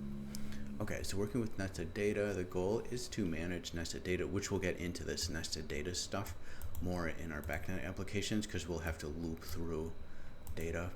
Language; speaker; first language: English; native; English